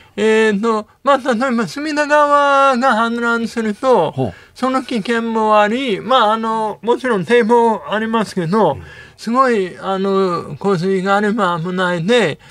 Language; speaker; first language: Japanese; non-native, fluent; English